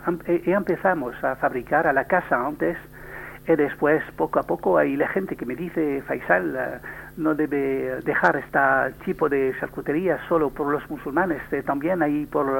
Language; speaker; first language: Spanish; non-native, learner; French